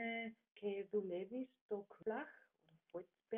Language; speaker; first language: Greek; non-native, learner; German